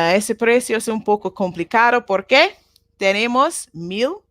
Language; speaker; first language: Spanish; non-native, learner; Japanese